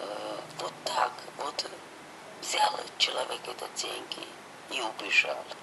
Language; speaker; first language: Russian; non-native, fluent; Georgian